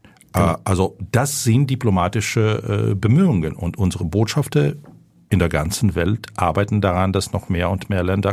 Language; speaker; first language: German; non-native, fluent; Ukrainian